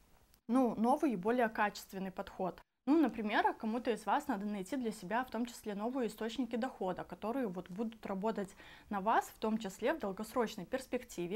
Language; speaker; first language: Russian; native; Russian